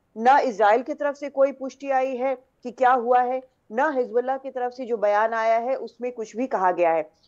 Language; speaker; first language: Hindi; native; Hindi